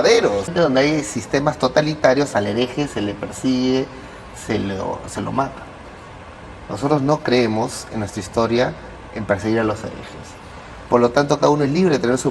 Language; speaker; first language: Spanish; native; Spanish